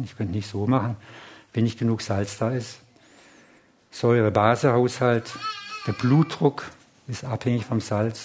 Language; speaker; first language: German; non-native, fluent; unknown